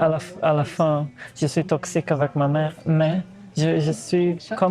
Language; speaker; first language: French; non-native, fluent; Portuguese